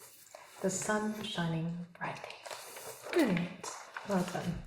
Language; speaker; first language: English; native; English